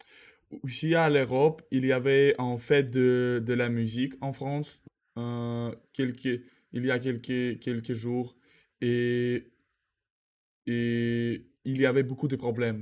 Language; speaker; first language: French; non-native, learner; Russian